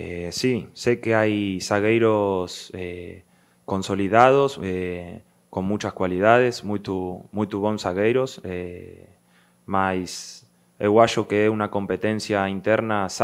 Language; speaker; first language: Portuguese; non-native, learner; Spanish